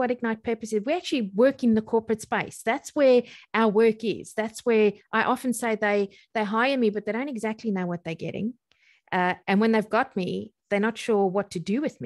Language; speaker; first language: English; native; English